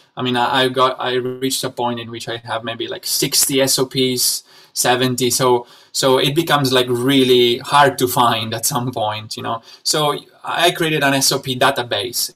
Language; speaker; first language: English; non-native, fluent; Italian